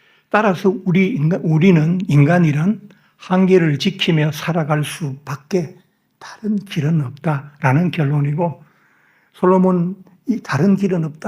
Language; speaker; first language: Korean; native; Korean